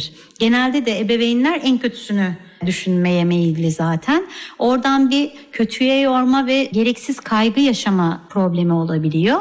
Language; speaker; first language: Turkish; native; Turkish